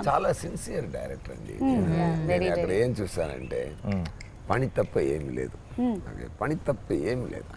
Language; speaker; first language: Telugu; non-native, learner; Tamil